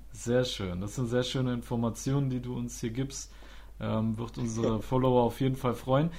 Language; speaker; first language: German; native; German